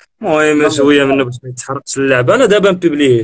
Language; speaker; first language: Arabic; native; Arabic